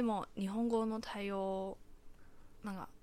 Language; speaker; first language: Japanese; non-native, fluent; Chinese